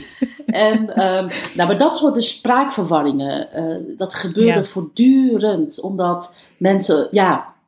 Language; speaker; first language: Dutch; early bilingual, other home language; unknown